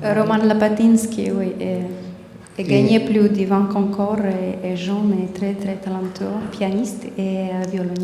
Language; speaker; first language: French; non-native, learner; Ukrainian